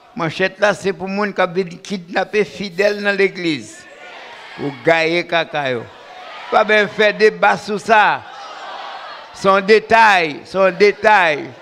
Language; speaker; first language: French; non-native, local second language; Haitian Creole